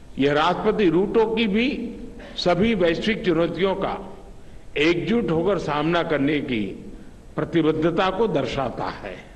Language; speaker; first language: Hindi; non-native, local second language; Gujarati